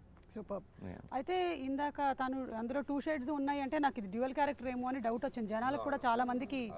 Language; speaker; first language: Telugu; native; Telugu